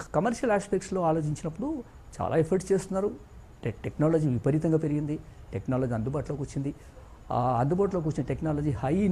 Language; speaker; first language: Telugu; native; Telugu